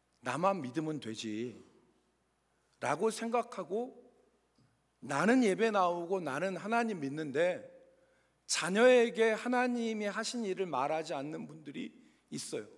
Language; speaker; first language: Korean; native; Korean